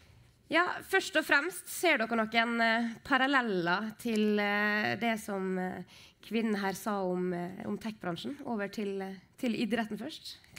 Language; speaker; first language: Norwegian; native; Norwegian